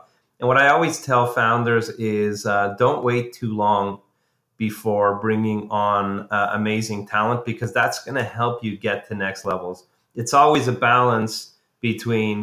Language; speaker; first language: English; native; English